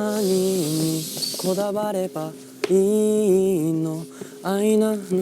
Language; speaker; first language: Japanese; native; Japanese